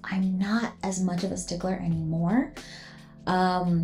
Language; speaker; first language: English; native; English